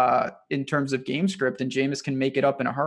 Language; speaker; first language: English; native; English